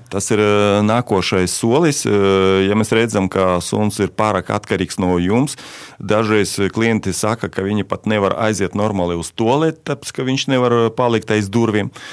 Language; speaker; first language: Latvian; non-native, local second language; Russian